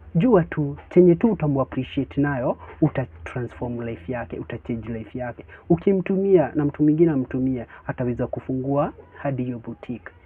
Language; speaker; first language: Swahili; native; Swahili